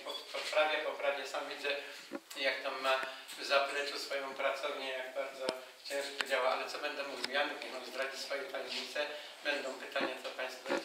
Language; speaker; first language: Polish; native; Polish